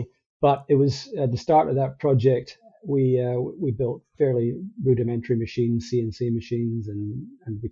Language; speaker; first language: English; native; English